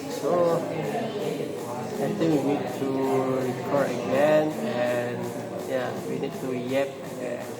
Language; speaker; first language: English; non-native, learner; Indonesian